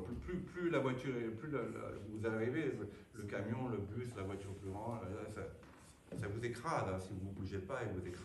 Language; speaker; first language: French; native; French